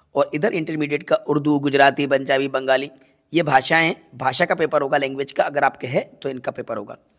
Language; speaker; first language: Hindi; native; Hindi